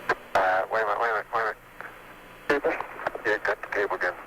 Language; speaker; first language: English; native; English